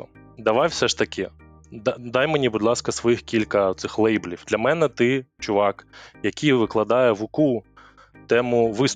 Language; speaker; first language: Ukrainian; native; Ukrainian